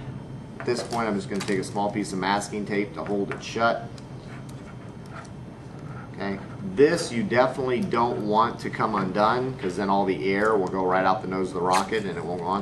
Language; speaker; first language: English; native; English